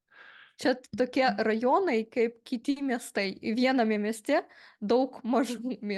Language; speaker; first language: Lithuanian; non-native, fluent; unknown